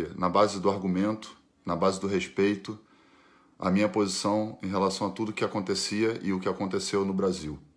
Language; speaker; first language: Portuguese; native; Portuguese